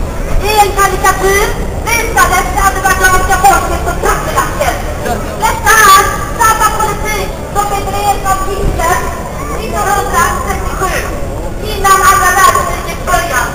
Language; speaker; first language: Swedish; non-native, fluent; Azerbaijani